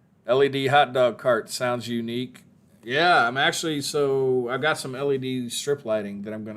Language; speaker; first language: English; native; English